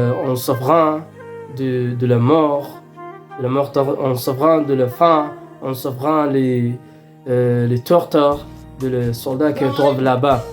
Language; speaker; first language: French; non-native, learner; Arabic